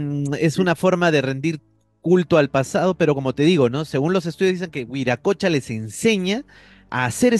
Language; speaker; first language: Spanish; native; Spanish